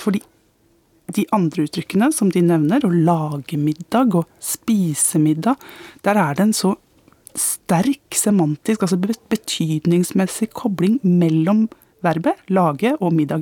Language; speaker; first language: Norwegian; native; Norwegian